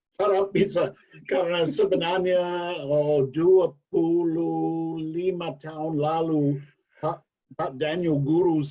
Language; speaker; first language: Indonesian; non-native, learner; English